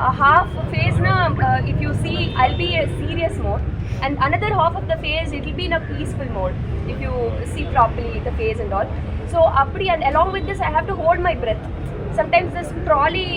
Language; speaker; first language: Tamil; non-native, learner; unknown